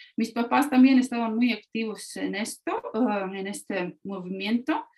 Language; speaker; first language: Spanish; non-native, fluent; Latvian